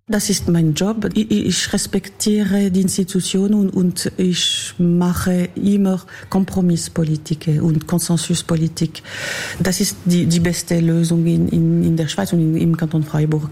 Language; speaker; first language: German; non-native, learner; French